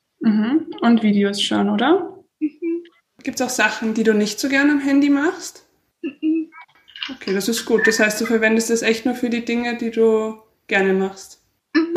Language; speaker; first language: German; native; German